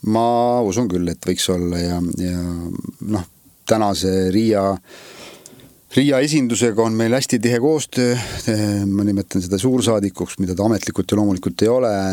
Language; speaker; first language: Estonian; native; Estonian